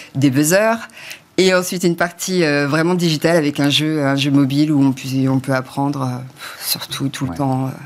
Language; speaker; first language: French; native; French